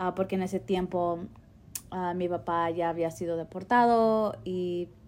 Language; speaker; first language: Spanish; early bilingual, heritage; Spanish